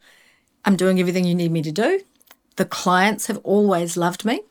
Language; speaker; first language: English; native; English